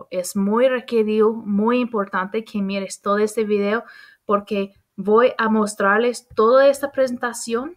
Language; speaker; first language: Spanish; non-native, fluent; English